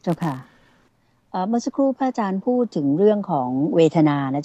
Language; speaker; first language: Thai; native; Thai